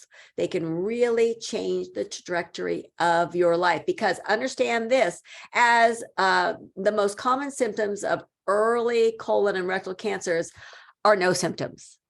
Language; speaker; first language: English; native; English